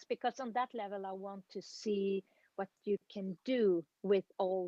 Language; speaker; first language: English; non-native, fluent; Swedish